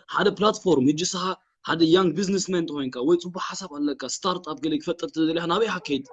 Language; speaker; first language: Tigrinya; early bilingual, heritage; Tigrinya